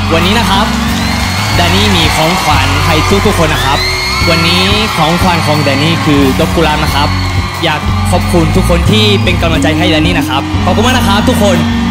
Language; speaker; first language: Thai; non-native, fluent; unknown